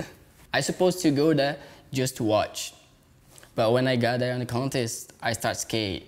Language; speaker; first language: English; non-native, learner; Portuguese